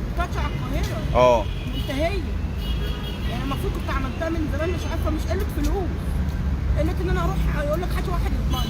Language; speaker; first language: Arabic; native; Arabic